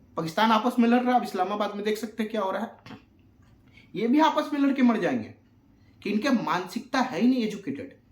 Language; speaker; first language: Hindi; native; Hindi